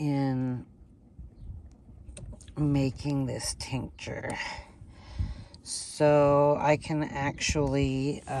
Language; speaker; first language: English; native; English